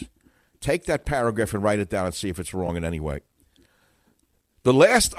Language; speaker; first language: English; native; English